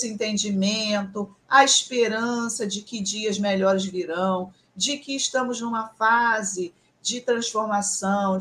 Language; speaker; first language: Portuguese; native; Portuguese